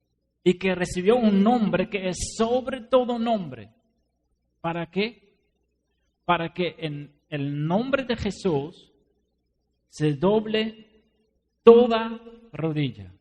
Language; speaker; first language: Spanish; non-native, fluent; Dutch